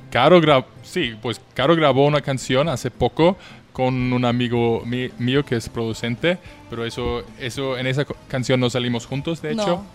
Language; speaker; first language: Spanish; non-native, fluent; German